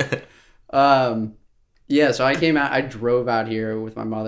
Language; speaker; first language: English; native; English